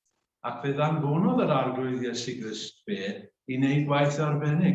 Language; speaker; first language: Welsh; native; Welsh